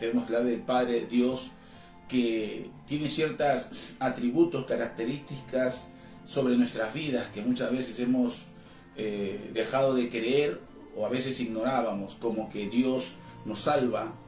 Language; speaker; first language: Spanish; native; Spanish